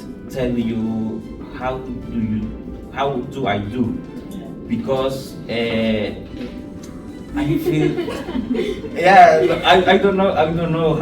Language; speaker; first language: English; non-native, learner; Spanish